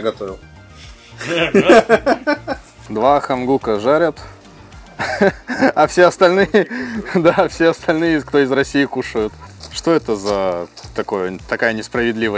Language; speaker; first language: Russian; native; Russian